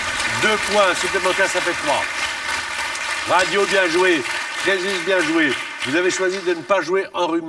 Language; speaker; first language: French; native; French